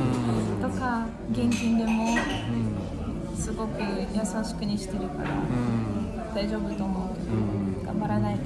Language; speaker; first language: Japanese; non-native, fluent; Russian